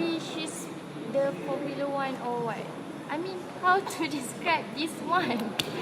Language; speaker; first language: English; non-native, learner; Malay